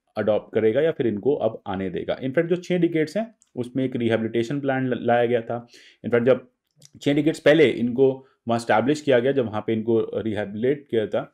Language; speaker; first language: Hindi; native; Hindi